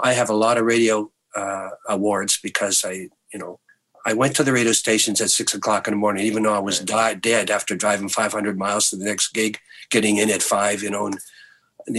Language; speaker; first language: English; native; English